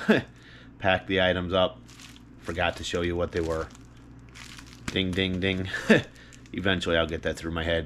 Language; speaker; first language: English; native; English